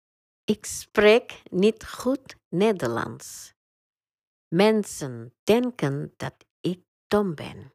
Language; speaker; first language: Dutch; non-native, learner; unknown